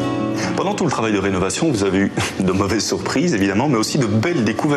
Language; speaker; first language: French; native; French